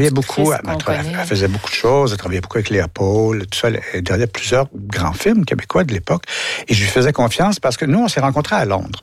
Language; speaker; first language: French; native; French